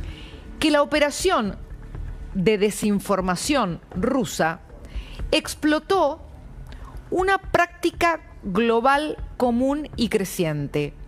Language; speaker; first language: Spanish; native; Spanish